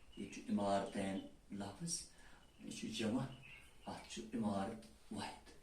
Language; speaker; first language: Urdu; non-native, local second language; Kashmiri